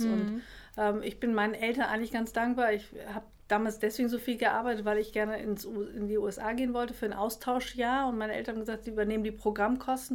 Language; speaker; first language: German; native; German